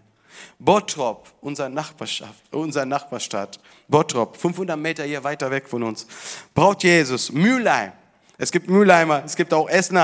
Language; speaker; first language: German; non-native, fluent; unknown